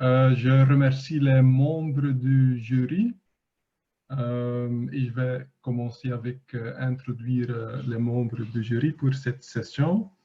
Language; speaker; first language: French; non-native, fluent; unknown